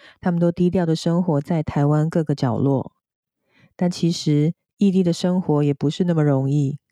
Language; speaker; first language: Chinese; native; Chinese